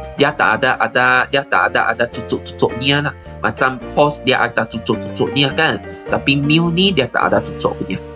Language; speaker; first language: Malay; non-native, local second language; Chinese